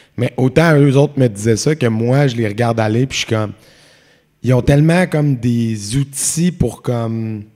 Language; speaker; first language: French; native; French